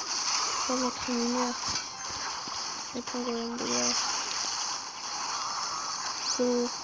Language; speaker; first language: French; native; French